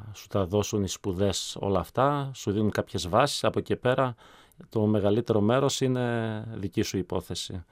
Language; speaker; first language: Greek; early bilingual, other home language; Czech